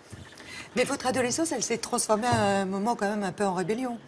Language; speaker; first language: French; native; French